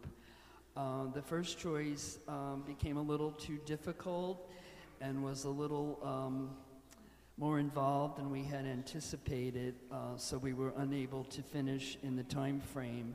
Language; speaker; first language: English; native; English